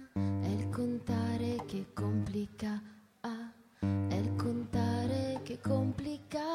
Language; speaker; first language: Italian; native; Italian